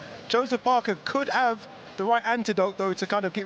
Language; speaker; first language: English; native; English